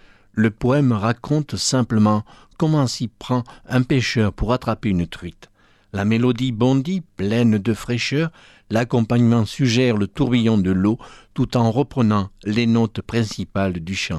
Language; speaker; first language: French; native; French